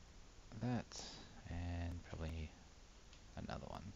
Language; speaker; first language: English; native; English